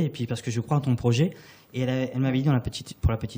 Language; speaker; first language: French; native; French